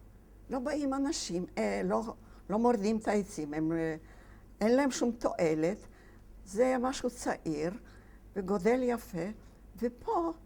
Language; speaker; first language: Hebrew; non-native, fluent; Polish